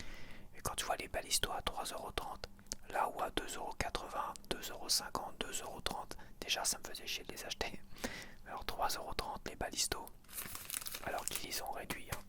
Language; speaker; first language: French; native; French